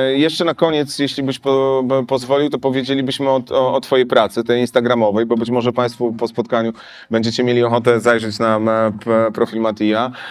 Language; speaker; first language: Polish; native; Polish